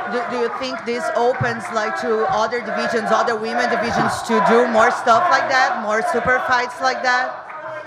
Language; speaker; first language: English; non-native, fluent; Portuguese